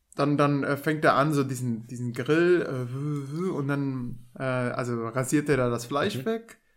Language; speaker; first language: German; native; German